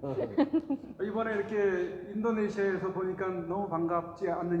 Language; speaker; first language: Korean; native; Korean